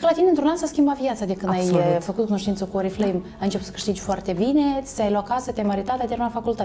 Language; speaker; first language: Romanian; native; Romanian